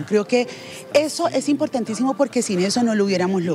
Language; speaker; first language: Spanish; native; Spanish